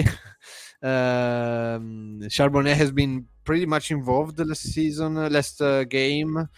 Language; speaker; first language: English; non-native, fluent; Italian